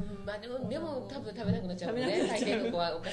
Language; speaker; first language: Japanese; native; Japanese